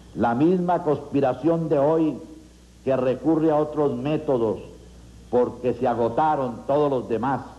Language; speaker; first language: Spanish; native; Spanish